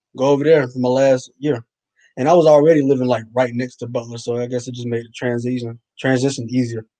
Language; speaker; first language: English; native; English